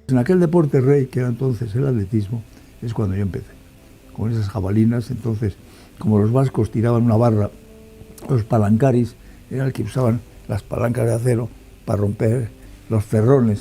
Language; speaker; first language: Spanish; native; Spanish